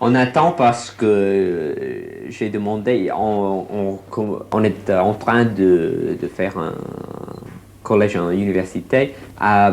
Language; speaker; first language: French; non-native, learner; English